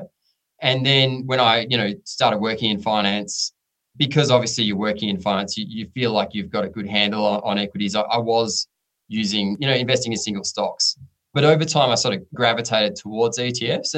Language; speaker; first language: English; native; English